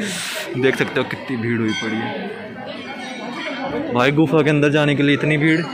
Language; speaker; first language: Hindi; native; Hindi